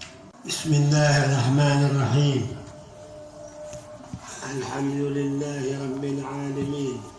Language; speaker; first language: Arabic; non-native, fluent; Indonesian